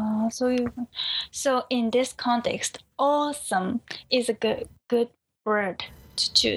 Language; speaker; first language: English; non-native, learner; Japanese